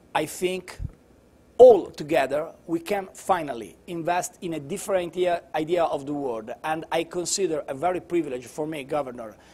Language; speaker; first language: English; non-native, learner; Italian